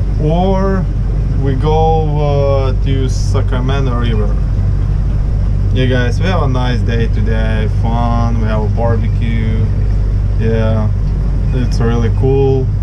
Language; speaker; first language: English; non-native, learner; Ukrainian